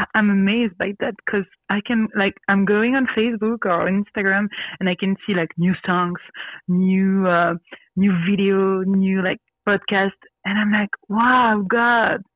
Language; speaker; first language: English; non-native, learner; French